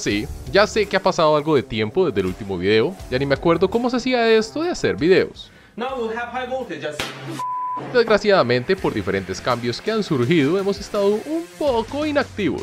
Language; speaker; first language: Spanish; native; Spanish